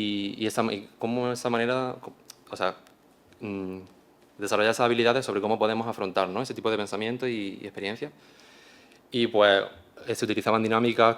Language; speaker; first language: Spanish; native; Spanish